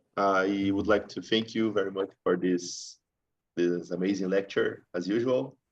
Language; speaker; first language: English; non-native, fluent; Portuguese